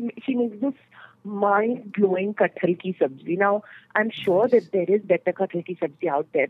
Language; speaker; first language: English; non-native, local second language; Hindi